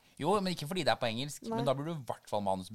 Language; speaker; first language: Norwegian; native; Norwegian